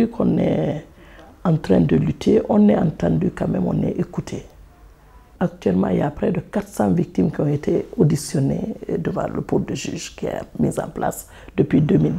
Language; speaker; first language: French; non-native, local second language; Fula